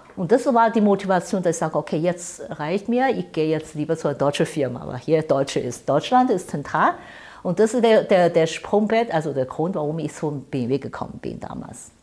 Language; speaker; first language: German; non-native, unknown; Chinese